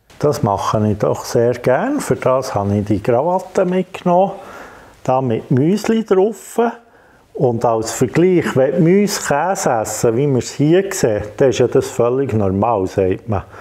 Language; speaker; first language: German; native; German